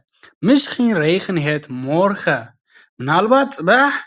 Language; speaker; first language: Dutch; non-native, fluent; Tigrinya